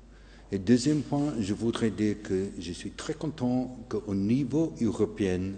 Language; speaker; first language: French; non-native, fluent; English